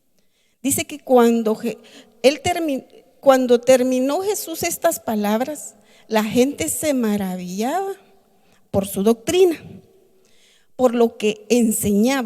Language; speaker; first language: Spanish; native; Spanish